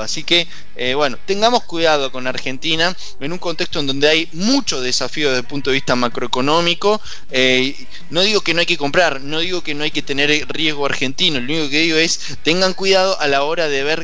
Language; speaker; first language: Spanish; native; Spanish